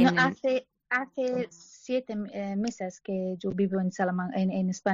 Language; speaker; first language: Spanish; non-native, learner; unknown